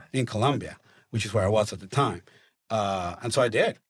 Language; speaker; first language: English; non-native, fluent; Spanish